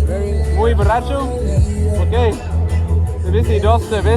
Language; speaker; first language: Spanish; non-native, learner; English